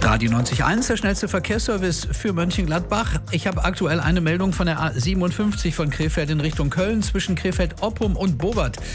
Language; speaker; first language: German; native; German